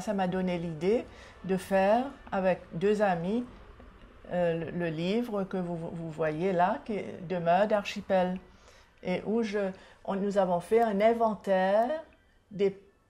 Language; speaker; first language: French; non-native, local second language; Seselwa Creole French